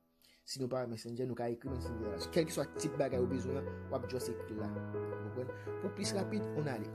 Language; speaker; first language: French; non-native, local second language; Haitian Creole